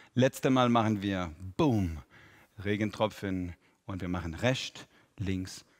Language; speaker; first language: German; non-native, fluent; English